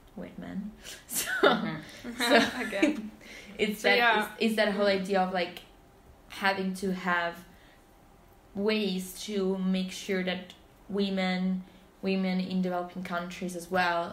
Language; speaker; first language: English; non-native, fluent; Italian